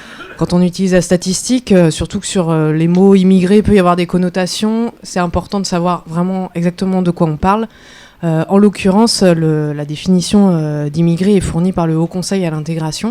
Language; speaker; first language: French; native; French